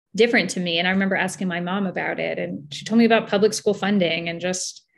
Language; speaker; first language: English; native; English